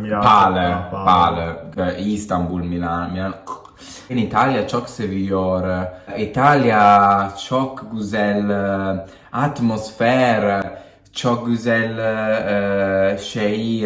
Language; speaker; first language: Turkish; non-native, learner; Italian